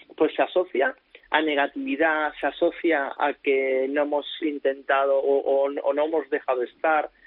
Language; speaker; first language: Spanish; native; Spanish